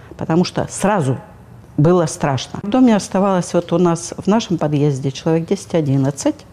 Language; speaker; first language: Russian; native; Russian